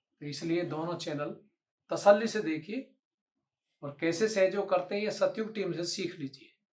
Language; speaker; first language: Hindi; native; Hindi